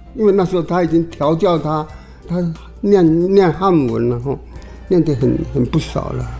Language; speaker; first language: Chinese; non-native, local second language; Hakka Chinese